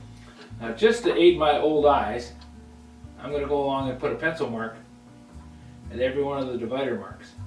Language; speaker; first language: English; native; English